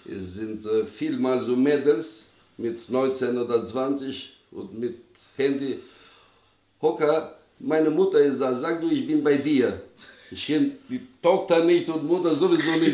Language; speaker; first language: German; non-native, learner; Albanian